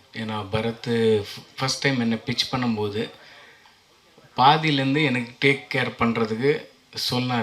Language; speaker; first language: Tamil; non-native, fluent; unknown